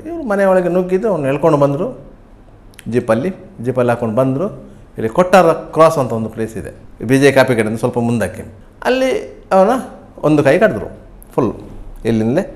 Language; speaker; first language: Kannada; native; Kannada